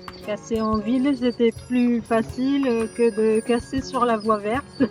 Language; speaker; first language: French; native; French